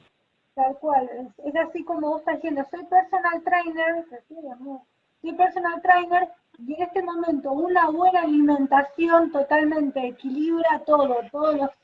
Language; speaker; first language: Spanish; native; Spanish